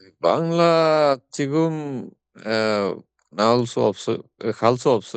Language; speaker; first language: Korean; non-native, learner; Bangla